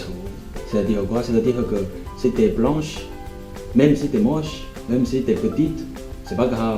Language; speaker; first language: French; non-native, fluent; Chinese